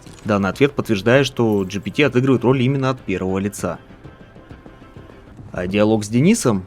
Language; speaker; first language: Russian; native; Russian